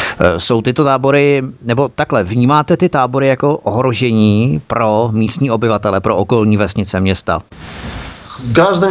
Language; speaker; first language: Czech; native; Czech